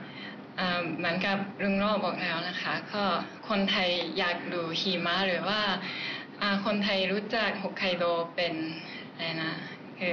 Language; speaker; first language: Thai; non-native, learner; Japanese